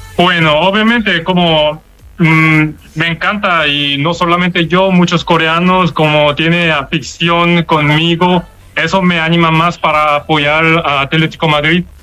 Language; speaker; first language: Spanish; non-native, learner; Korean